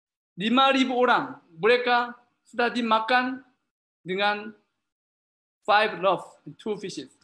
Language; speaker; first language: Indonesian; non-native, learner; Korean